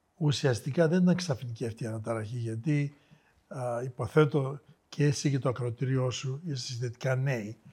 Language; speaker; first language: Greek; native; Greek